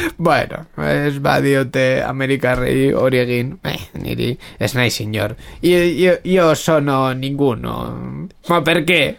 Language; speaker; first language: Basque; non-native, local second language; Spanish